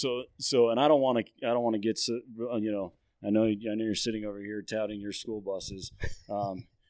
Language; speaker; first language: English; native; English